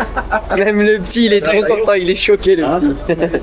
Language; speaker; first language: French; native; French